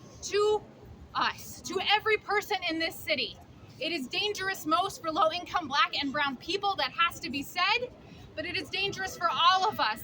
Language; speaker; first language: English; native; English